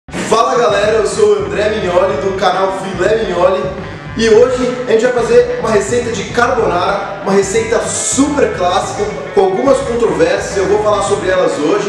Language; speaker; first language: Portuguese; native; Portuguese